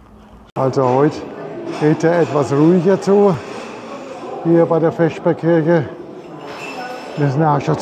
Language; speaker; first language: German; native; German